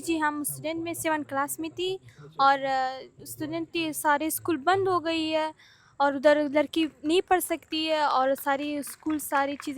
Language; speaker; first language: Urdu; non-native, learner; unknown